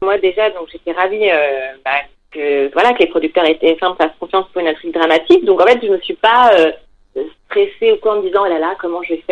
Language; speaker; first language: French; native; French